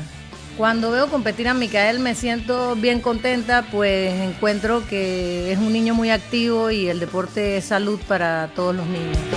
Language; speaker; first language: Spanish; native; Spanish